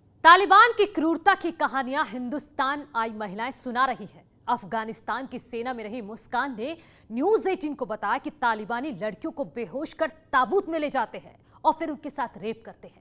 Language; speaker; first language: Hindi; native; Hindi